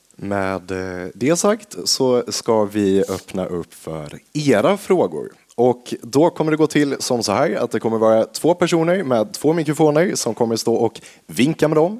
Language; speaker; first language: Swedish; native; Swedish